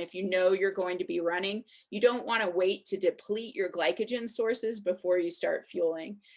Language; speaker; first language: English; native; English